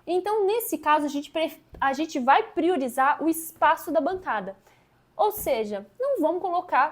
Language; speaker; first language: Portuguese; native; Portuguese